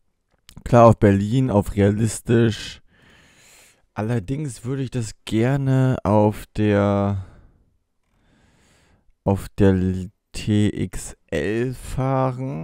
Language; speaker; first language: German; native; German